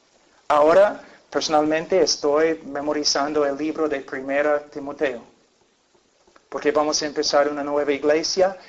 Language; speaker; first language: Spanish; non-native, fluent; English